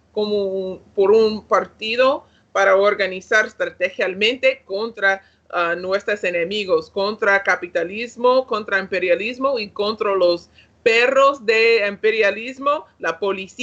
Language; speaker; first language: Spanish; non-native, learner; English